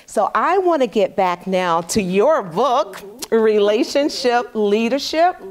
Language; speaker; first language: English; native; English